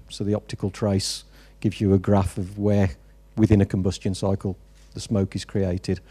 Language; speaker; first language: English; native; English